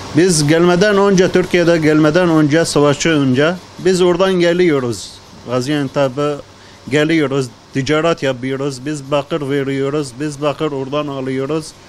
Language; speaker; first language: Turkish; non-native, learner; Arabic